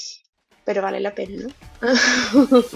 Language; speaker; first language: Spanish; non-native, fluent; English